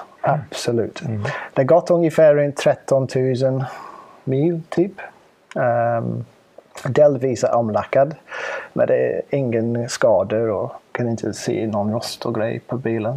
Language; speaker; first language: Swedish; non-native, fluent; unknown